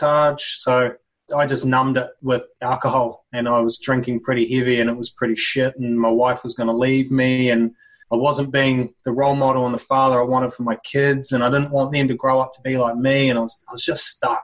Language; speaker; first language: English; native; English